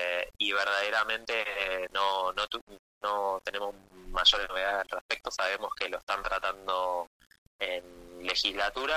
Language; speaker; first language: Spanish; native; Spanish